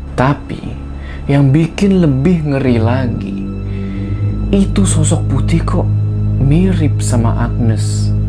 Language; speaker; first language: Indonesian; native; Indonesian